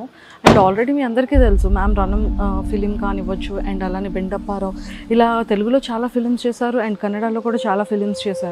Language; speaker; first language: Telugu; native; Telugu